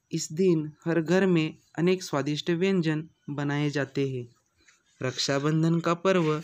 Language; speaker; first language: Hindi; non-native, local second language; Marathi